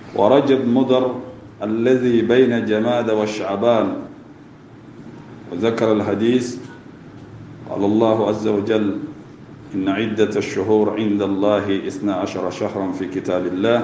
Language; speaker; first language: Arabic; non-native, fluent; Bambara